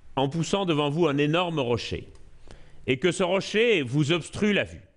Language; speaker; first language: French; native; French